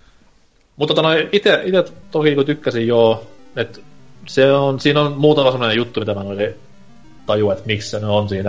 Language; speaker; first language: Finnish; native; Finnish